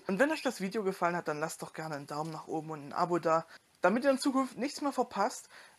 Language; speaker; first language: German; native; German